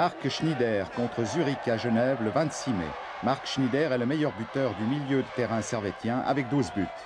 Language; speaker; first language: French; native; French